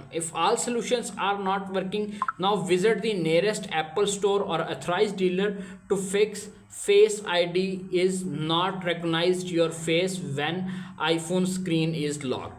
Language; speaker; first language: English; non-native, local second language; Urdu